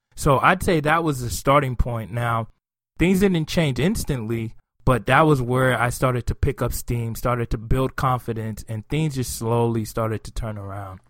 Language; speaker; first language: English; non-native, local second language; Yoruba